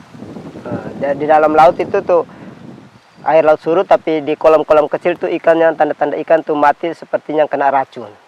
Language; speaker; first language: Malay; non-native, local second language; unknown